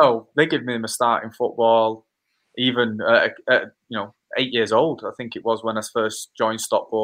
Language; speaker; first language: English; native; English